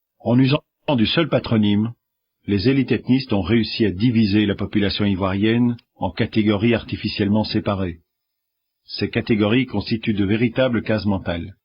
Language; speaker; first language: French; native; French